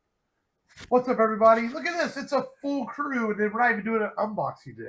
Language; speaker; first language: English; native; English